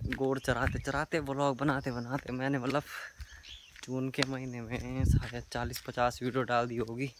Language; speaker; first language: Hindi; native; Hindi